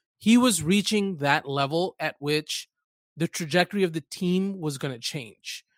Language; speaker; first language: English; early bilingual, other home language; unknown